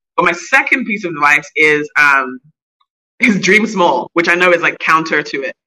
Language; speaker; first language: English; native; English